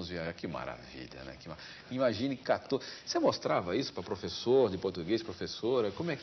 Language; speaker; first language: Portuguese; native; Portuguese